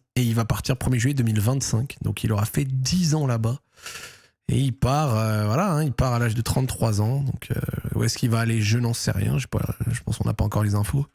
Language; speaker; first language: French; native; French